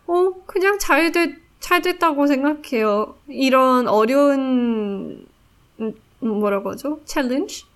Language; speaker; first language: Korean; non-native, fluent; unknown